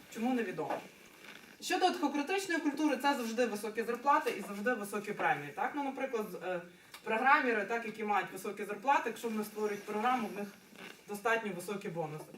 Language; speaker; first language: Ukrainian; native; Ukrainian